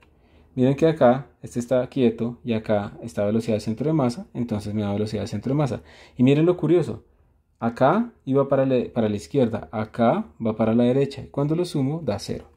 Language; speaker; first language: Spanish; native; Spanish